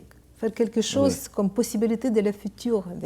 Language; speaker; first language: French; non-native, learner; Ukrainian